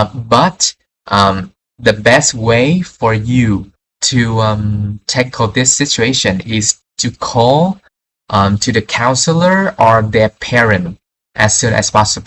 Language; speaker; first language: English; non-native, fluent; Vietnamese